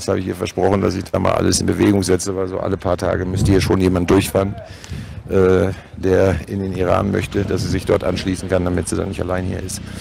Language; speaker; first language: German; native; German